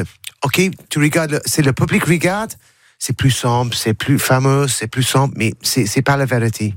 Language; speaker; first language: French; non-native, learner; English